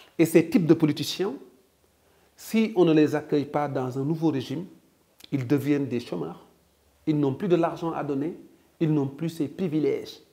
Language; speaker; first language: French; non-native, local second language; Wolof